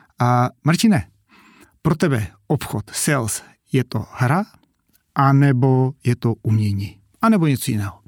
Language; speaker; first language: Czech; non-native, fluent; Macedonian